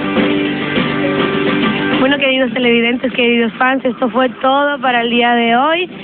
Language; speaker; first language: Spanish; non-native, fluent; Romanian